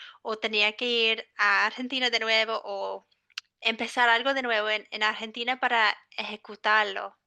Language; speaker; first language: Spanish; non-native, fluent; English